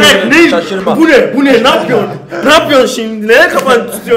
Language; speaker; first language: Turkish; non-native, learner; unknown